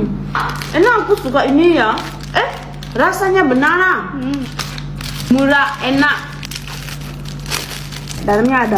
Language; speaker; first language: Indonesian; non-native, learner; Vietnamese